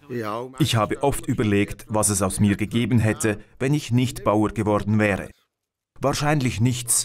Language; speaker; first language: German; native; German